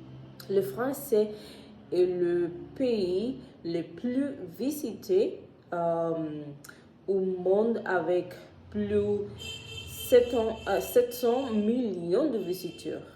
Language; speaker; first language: French; non-native, learner; Spanish